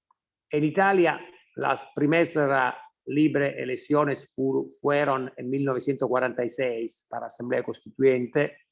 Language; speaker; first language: Spanish; non-native, fluent; Italian